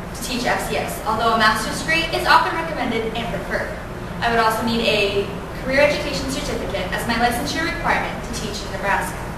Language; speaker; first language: English; native; English